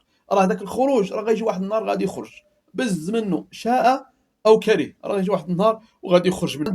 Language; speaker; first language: Arabic; native; Arabic